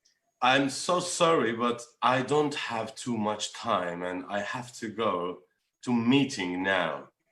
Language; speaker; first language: English; non-native, learner; Turkish